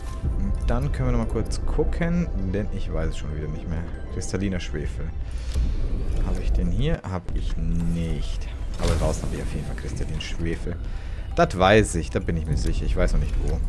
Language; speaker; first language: German; native; German